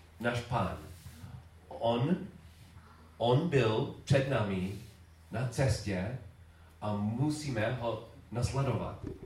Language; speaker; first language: Czech; non-native, learner; English